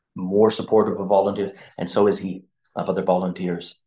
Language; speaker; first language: English; native; English